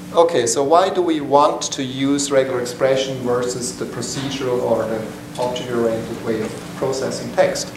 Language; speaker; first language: English; non-native, fluent; German